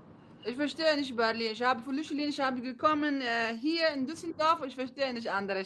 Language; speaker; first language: German; non-native, learner; Somali